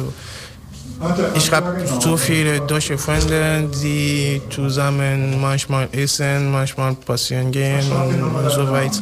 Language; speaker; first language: German; non-native, learner; French